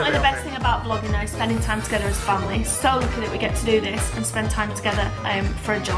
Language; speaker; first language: English; native; English